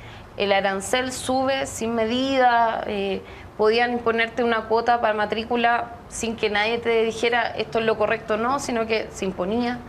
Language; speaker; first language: Spanish; native; Spanish